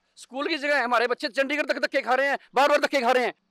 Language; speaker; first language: Hindi; native; Hindi